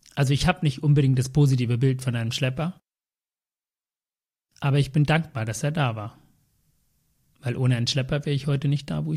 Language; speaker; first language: German; early bilingual, other home language; Tamil